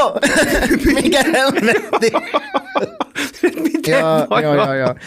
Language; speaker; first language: Finnish; non-native, learner; English